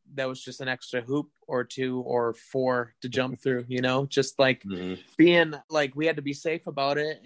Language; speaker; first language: English; native; English